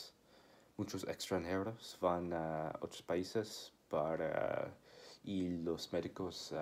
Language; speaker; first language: Spanish; non-native, learner; English